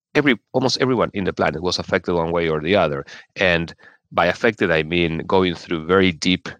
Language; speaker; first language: English; non-native, fluent; Spanish